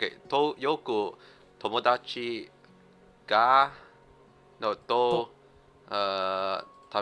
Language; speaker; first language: Japanese; non-native, learner; English